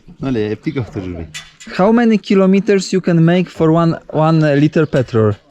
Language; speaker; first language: English; non-native, learner; Polish